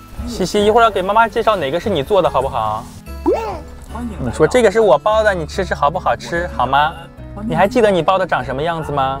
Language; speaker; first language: Chinese; native; Chinese